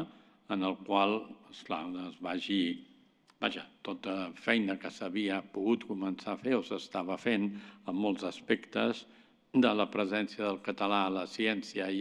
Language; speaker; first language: Catalan; native; Catalan